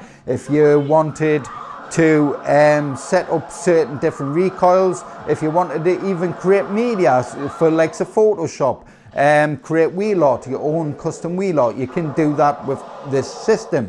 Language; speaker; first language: English; native; English